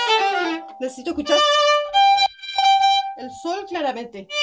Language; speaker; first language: Spanish; native; Spanish